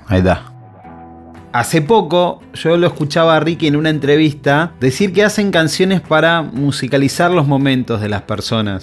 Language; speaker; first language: Spanish; native; Spanish